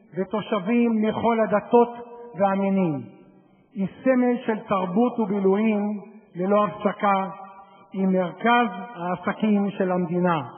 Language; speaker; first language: Hebrew; native; Hebrew